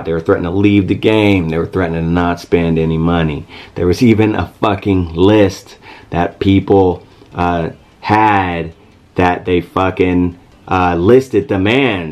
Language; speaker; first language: English; native; English